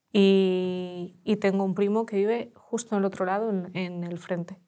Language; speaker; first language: Spanish; early bilingual, other home language; Russian